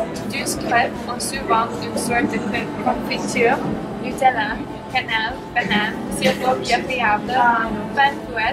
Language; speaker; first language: French; non-native, learner; English